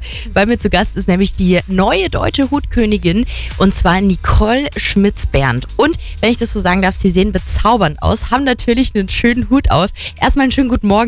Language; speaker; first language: German; native; German